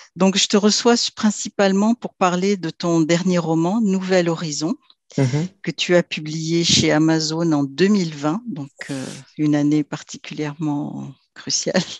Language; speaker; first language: French; non-native, local second language; Arabic